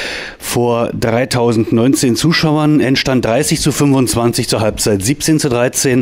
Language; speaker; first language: German; native; German